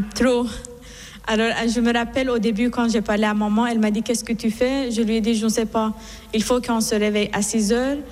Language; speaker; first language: French; non-native, fluent; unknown